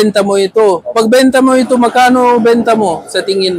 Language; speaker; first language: Filipino; non-native, learner; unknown